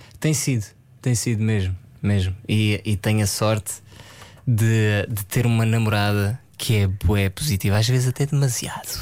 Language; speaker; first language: Portuguese; early bilingual, other home language; French